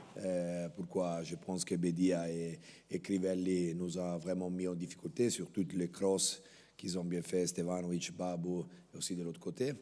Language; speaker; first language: French; non-native, local second language; Italian